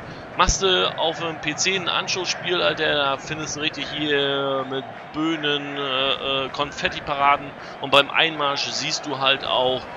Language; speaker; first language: German; native; German